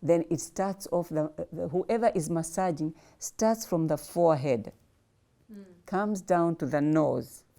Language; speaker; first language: English; non-native, local second language; Swahili